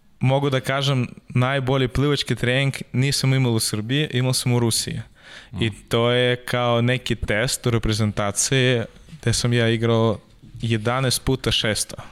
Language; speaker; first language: Serbian; non-native, learner; Russian